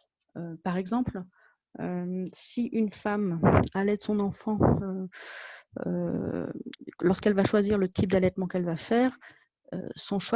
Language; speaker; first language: French; native; French